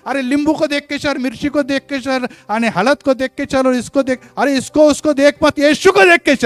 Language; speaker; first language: Hindi; non-native, local second language; Marathi